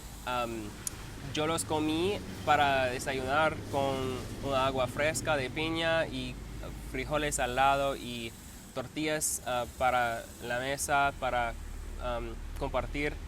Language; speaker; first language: Spanish; non-native, learner; English